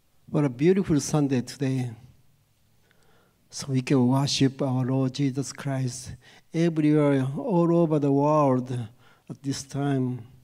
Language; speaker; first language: English; non-native, fluent; Japanese